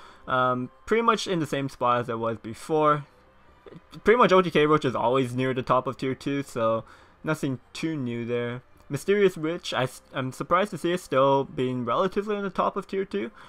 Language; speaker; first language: English; native; English